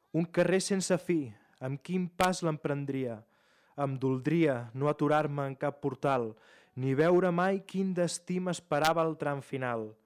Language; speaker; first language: Catalan; native; Catalan